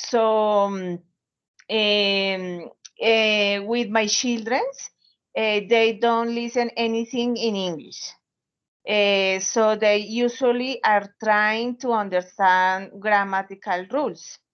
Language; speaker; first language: English; non-native, learner; Spanish